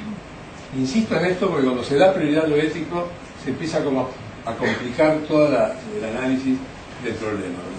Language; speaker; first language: Spanish; native; Spanish